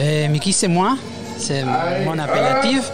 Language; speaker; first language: French; non-native, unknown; Spanish